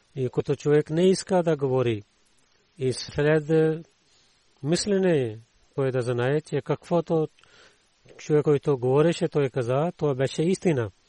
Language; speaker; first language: Bulgarian; non-native, learner; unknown